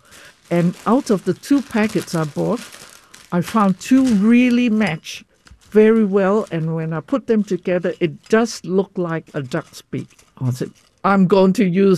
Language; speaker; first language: English; non-native, fluent; Cantonese